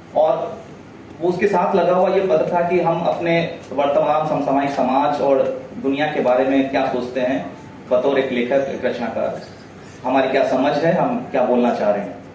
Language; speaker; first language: Hindi; non-native, local second language; Odia